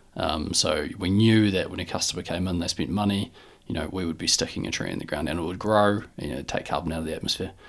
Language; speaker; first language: English; native; English